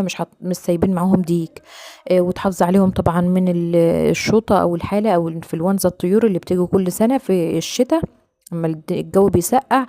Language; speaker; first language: Arabic; native; Arabic